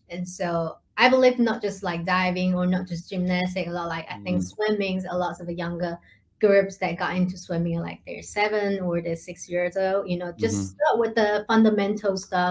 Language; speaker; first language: English; non-native, fluent; Chinese